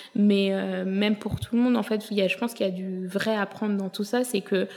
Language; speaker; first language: French; native; French